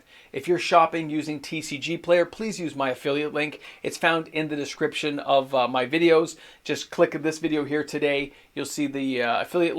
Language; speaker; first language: English; native; English